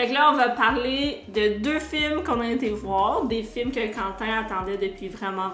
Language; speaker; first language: French; native; French